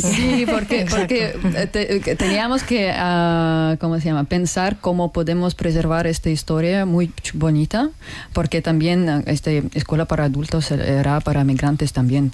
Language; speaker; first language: Spanish; non-native, learner; Russian